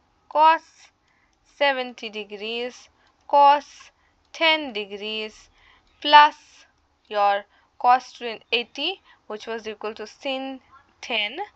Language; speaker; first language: English; non-native, local second language; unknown